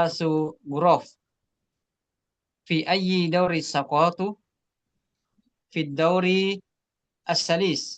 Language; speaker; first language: Arabic; non-native, learner; Indonesian